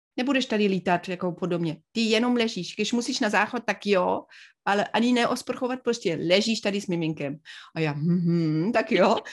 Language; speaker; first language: Czech; non-native, fluent; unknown